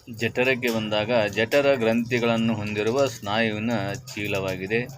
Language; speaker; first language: Kannada; native; Kannada